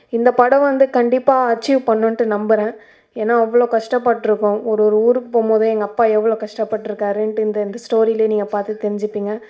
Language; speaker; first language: Tamil; native; Tamil